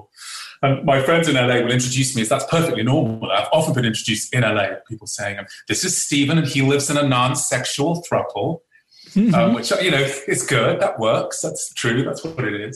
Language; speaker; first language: English; native; English